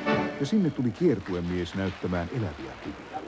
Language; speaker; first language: Finnish; native; Finnish